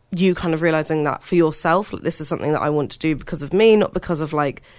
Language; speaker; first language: English; early bilingual, other home language; Hindi